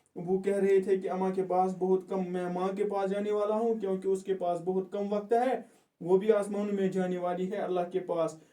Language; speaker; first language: Urdu; non-native, local second language; Kashmiri